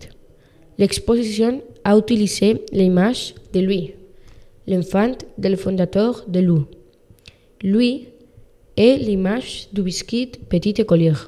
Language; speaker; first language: French; non-native, learner; Spanish